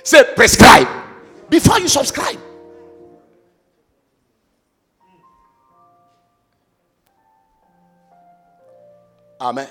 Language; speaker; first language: English; non-native, local second language; Akan